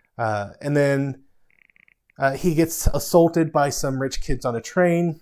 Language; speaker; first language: English; native; English